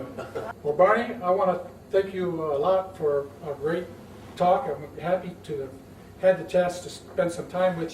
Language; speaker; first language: English; native; English